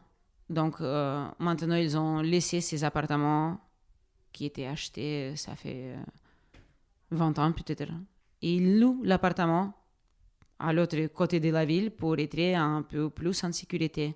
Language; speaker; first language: French; non-native, fluent; Russian